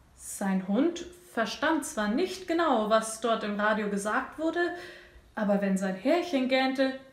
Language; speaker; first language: German; non-native, fluent; Russian